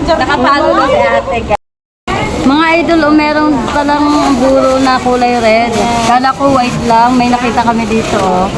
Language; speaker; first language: Filipino; non-native, local second language; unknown